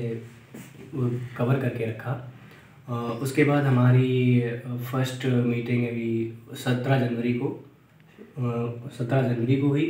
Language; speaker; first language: Hindi; native; Hindi